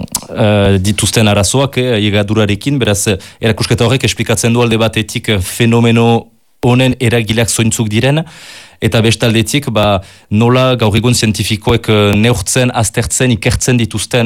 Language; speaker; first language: Basque; native; Basque